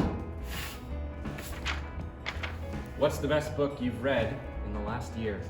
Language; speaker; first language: English; native; English